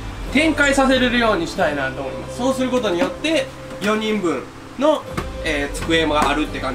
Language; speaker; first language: Japanese; native; Japanese